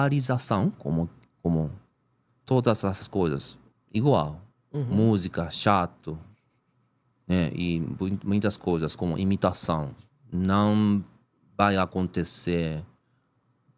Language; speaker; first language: Portuguese; non-native, learner; Japanese